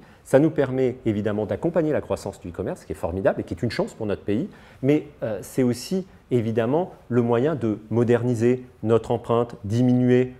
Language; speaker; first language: French; native; French